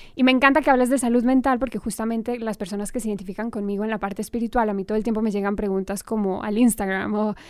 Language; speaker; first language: Spanish; native; Spanish